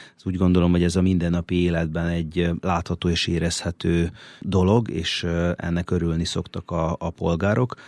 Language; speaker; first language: Hungarian; native; Hungarian